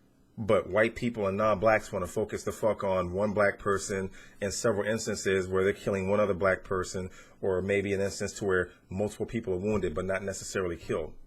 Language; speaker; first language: English; native; English